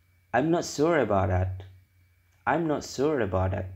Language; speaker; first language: English; non-native, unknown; Indonesian